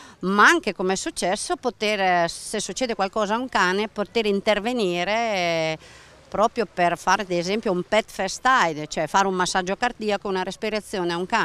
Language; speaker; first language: Italian; native; Italian